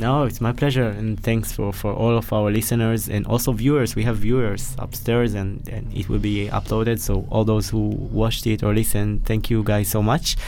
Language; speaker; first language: English; non-native, fluent; Hebrew